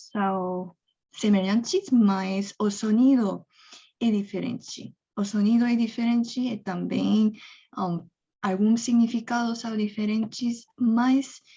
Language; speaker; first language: Portuguese; non-native, fluent; Korean